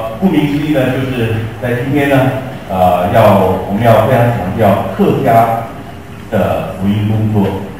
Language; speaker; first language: Chinese; non-native, local second language; Hakka Chinese